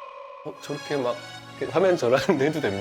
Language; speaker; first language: Korean; native; Korean